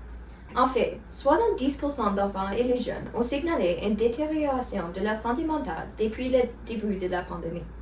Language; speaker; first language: French; non-native, learner; English